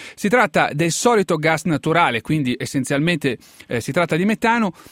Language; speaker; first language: Italian; native; Italian